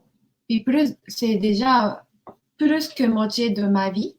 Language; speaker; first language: French; non-native, learner; Japanese